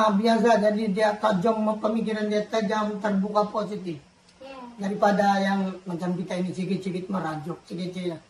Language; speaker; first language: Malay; non-native, local second language; Filipino